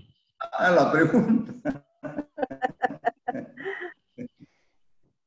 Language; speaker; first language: Spanish; native; Spanish